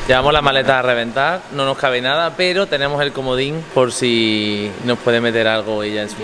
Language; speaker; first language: Spanish; native; Spanish